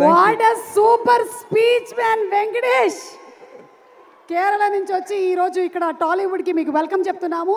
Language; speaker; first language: Telugu; native; Telugu